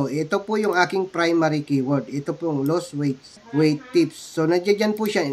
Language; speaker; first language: Filipino; native; Filipino